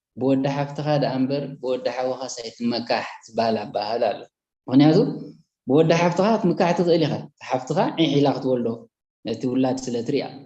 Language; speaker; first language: Tigrinya; native; Tigrinya